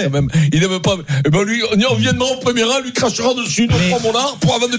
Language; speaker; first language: French; native; French